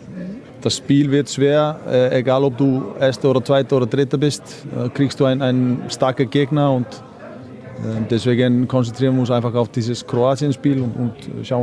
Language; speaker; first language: German; non-native, fluent; Icelandic